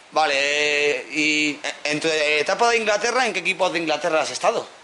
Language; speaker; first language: Spanish; native; Spanish